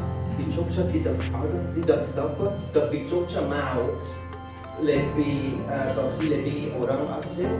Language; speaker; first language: Indonesian; non-native, learner; English